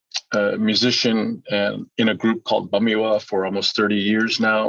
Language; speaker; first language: English; early bilingual, other home language; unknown